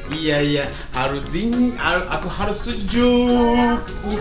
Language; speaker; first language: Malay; non-native, fluent; Japanese